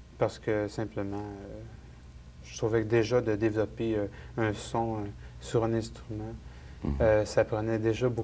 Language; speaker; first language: French; native; French